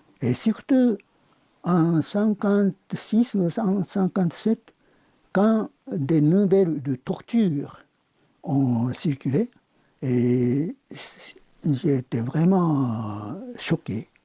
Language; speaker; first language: French; non-native, fluent; Japanese